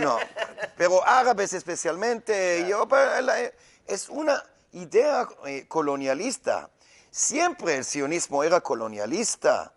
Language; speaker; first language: Spanish; non-native, learner; Hebrew